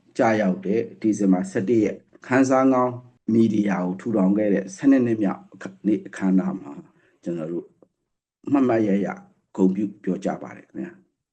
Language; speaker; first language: Burmese; non-native, local second language; Pa'o Karen